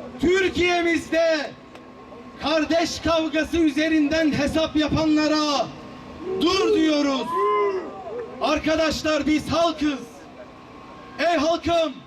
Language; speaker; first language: Turkish; native; Turkish